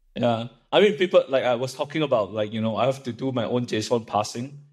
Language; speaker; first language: English; non-native, local second language; Chinese